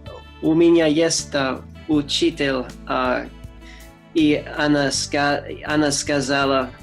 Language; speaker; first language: Russian; non-native, learner; English